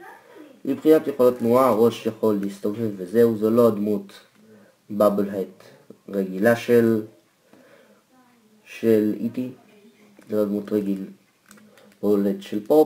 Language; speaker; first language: Hebrew; native; Hebrew